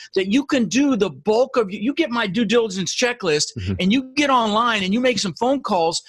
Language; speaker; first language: English; early bilingual, other home language; Dutch